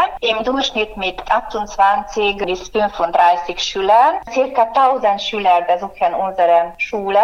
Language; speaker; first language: German; non-native, fluent; Hungarian